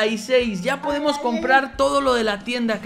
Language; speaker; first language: Spanish; native; Spanish